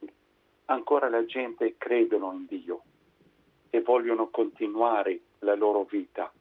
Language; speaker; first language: Italian; non-native, fluent; Arabic